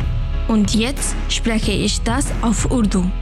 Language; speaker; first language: German; non-native, learner; Urdu